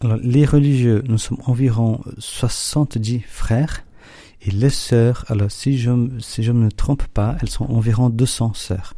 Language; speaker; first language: French; non-native, fluent; Portuguese